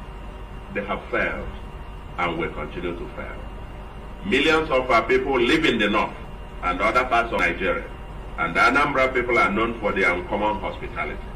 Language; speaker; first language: English; non-native, local second language; Igbo